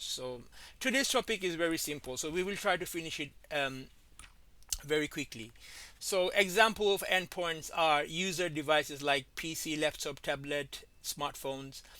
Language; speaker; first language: English; non-native, fluent; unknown